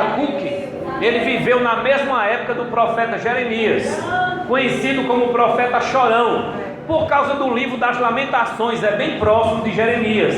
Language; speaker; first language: Portuguese; native; Portuguese